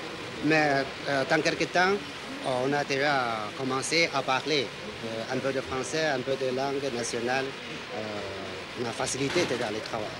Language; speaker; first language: French; non-native, fluent; Chinese